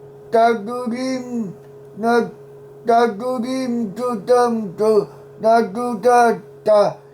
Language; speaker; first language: Japanese; non-native, learner; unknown